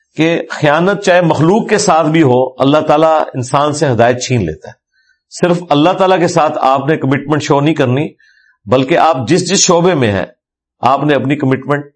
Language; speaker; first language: Urdu; non-native, local second language; Punjabi